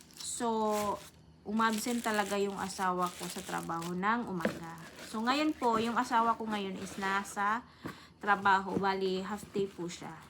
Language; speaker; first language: Filipino; non-native, local second language; Cebuano